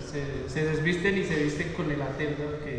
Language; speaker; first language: Spanish; native; Spanish